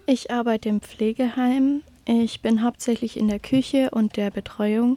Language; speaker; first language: German; native; German